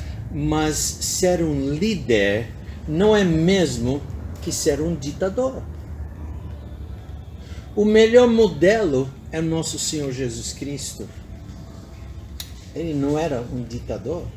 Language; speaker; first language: Portuguese; non-native, fluent; English